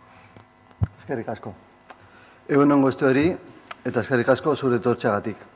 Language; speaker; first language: Basque; non-native, local second language; Spanish